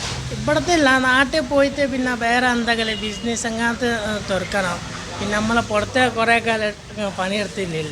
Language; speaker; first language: Malayalam; non-native, local second language; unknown